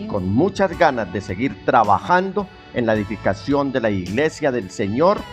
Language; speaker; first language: Spanish; native; Spanish